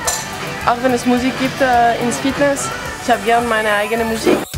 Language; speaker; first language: German; non-native, local second language; French